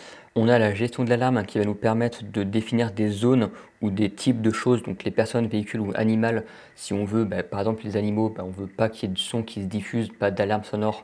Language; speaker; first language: French; native; French